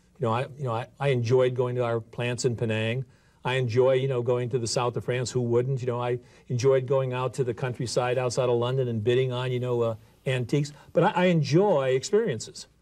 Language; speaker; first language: English; native; English